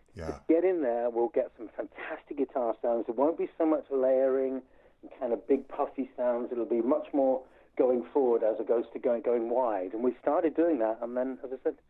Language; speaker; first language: English; native; English